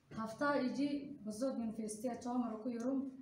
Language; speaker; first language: Turkish; non-native, learner; Somali